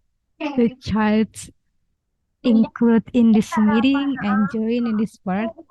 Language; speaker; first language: English; non-native, learner; Indonesian